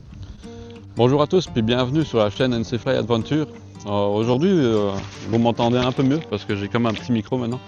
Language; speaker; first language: French; native; French